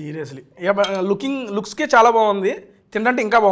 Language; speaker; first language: Telugu; native; Telugu